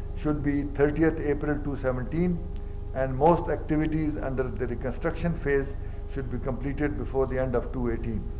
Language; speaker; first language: English; non-native, local second language; Urdu